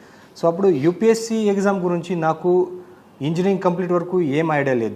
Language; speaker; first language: Telugu; non-native, fluent; Marathi